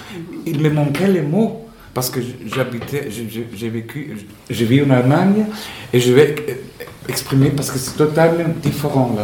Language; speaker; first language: French; non-native, fluent; Spanish